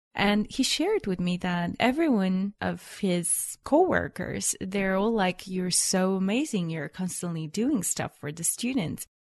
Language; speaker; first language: English; non-native, fluent; Bulgarian